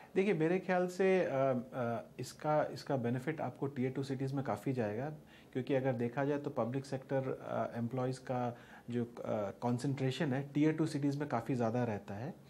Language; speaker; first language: Hindi; native; Hindi